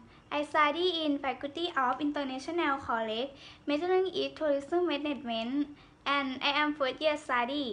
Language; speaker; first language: English; non-native, learner; Thai